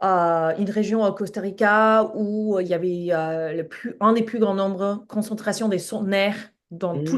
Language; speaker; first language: French; non-native, fluent; English